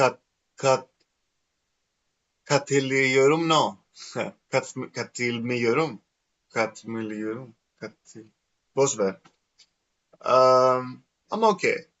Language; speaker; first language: Turkish; non-native, learner; Greek